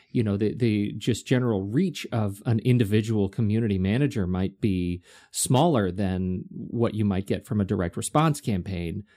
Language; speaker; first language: English; native; English